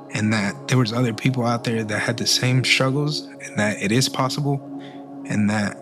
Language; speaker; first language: English; early bilingual, other home language; Spanish